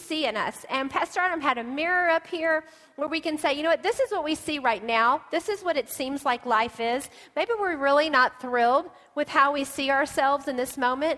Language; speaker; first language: English; native; English